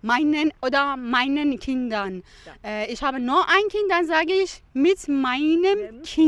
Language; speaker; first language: German; non-native, fluent; Persian